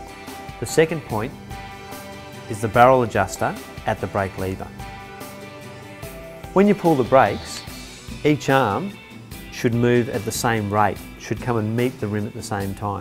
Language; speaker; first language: English; native; English